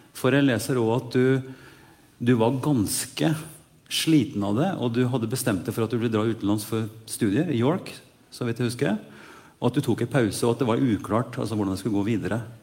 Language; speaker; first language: Norwegian; native; Norwegian